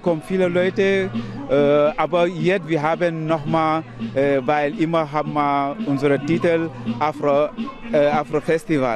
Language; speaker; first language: German; non-native, learner; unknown